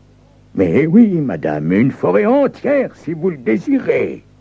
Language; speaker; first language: French; native; French